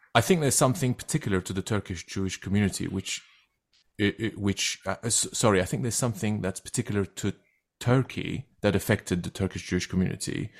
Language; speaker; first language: English; non-native, fluent; Turkish